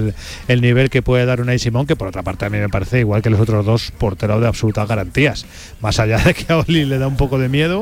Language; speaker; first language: Spanish; native; Spanish